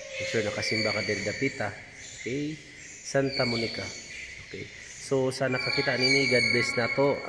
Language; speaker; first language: Cebuano; native; Cebuano